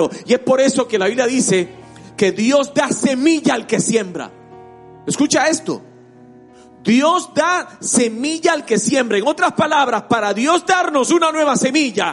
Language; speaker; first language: Spanish; native; Spanish